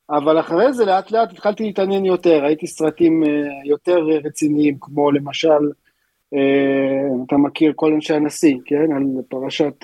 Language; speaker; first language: Hebrew; early bilingual, other home language; Russian